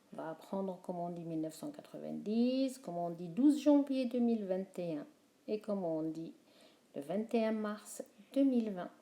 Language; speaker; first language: French; non-native, fluent; Chinese